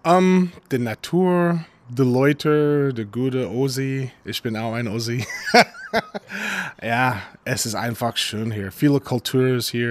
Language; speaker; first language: German; non-native, fluent; English